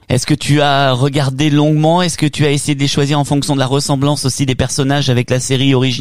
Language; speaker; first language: French; native; French